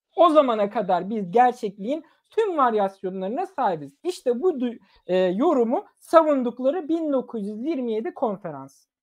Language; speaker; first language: Turkish; early bilingual, other home language; German